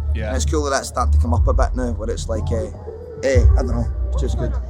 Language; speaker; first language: English; native; English